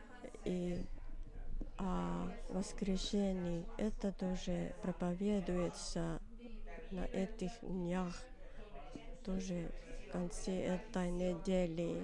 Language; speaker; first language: Russian; non-native, learner; Finnish